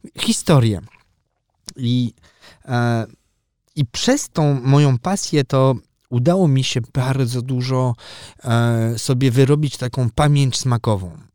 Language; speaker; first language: Polish; early bilingual, heritage; Polish